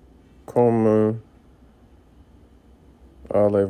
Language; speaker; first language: French; non-native, learner; English